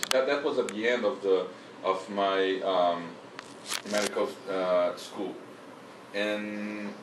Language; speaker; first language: English; non-native, fluent; Portuguese